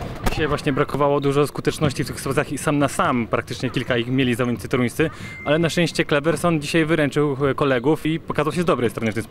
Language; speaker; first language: Polish; native; Polish